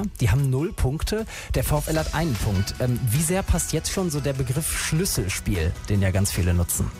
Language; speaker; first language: German; native; German